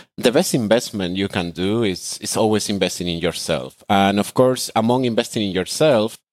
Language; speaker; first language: English; non-native, fluent; Spanish